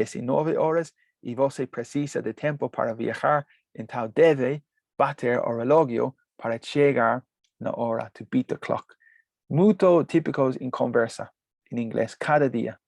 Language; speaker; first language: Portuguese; non-native, learner; English